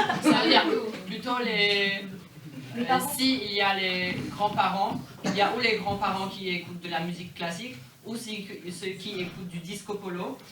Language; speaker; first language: French; non-native, fluent; Polish